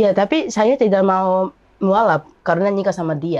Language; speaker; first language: Indonesian; non-native, fluent; Japanese